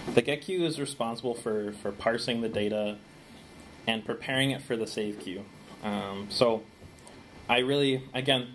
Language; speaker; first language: English; native; English